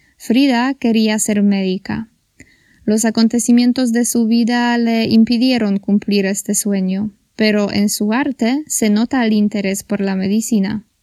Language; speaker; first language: Spanish; non-native, fluent; Polish